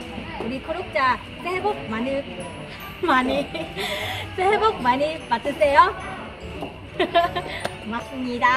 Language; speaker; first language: Korean; non-native, learner; Vietnamese